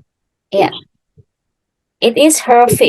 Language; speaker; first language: English; non-native, fluent; Indonesian